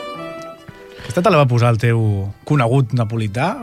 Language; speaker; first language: Catalan; native; Catalan